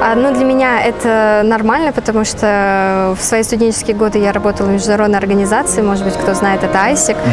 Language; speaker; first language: Russian; native; Russian